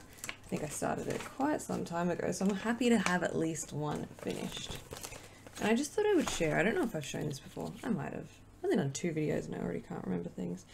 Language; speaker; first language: English; native; English